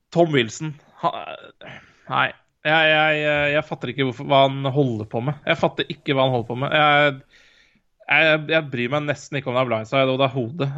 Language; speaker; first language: Norwegian; native; Norwegian